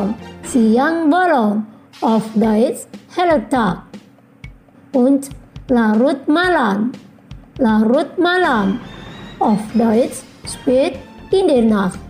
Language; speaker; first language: German; non-native, learner; Indonesian